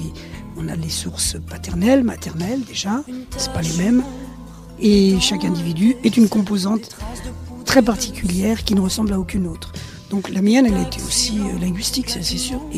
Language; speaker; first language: French; early bilingual, other home language; Spanish